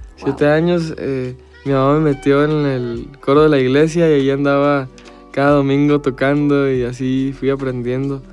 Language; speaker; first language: Spanish; early bilingual, heritage; Spanish